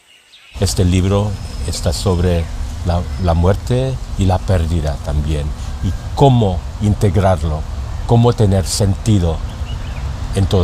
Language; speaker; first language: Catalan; non-native, learner; Thai